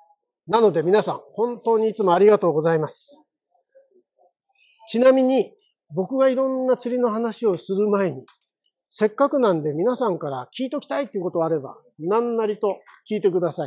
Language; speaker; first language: Japanese; native; Japanese